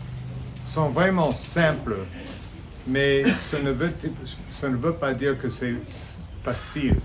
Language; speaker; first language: French; non-native, fluent; English